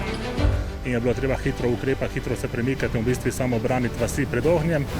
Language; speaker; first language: Slovenian; native; Slovenian